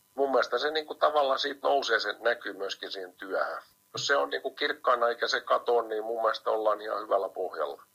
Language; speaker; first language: Finnish; native; Finnish